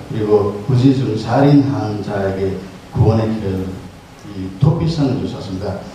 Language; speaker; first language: Korean; non-native, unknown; Nepali